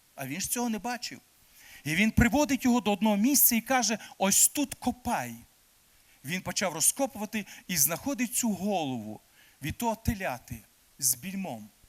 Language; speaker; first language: Ukrainian; native; Ukrainian